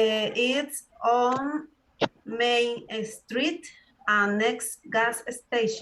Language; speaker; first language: English; non-native, learner; Spanish